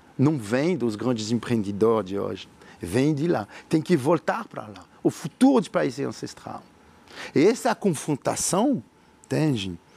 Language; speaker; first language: Portuguese; non-native, fluent; French